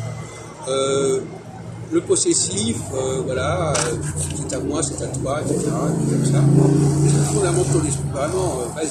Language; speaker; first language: French; native; French